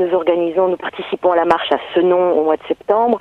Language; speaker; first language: French; native; French